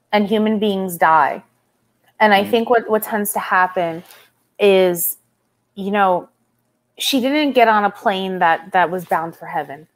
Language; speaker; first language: English; native; English